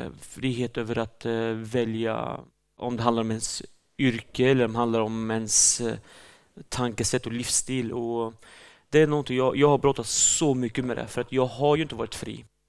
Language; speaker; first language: Swedish; early bilingual, other home language; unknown